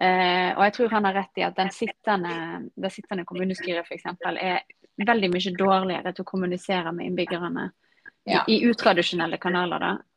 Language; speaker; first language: Norwegian; native; Norwegian